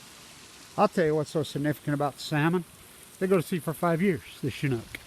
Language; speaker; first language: English; native; English